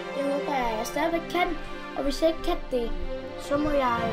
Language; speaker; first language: Danish; native; Danish